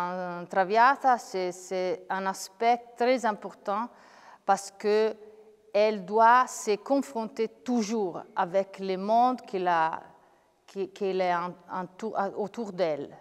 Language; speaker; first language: French; non-native, fluent; Italian